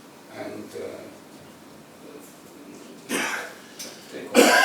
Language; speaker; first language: English; non-native, learner; Ukrainian